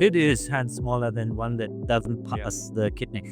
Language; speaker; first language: English; non-native, fluent; German